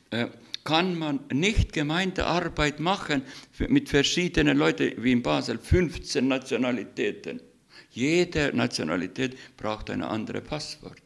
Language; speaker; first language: German; non-native, learner; Russian